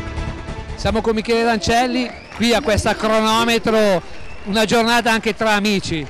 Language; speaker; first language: Italian; native; Italian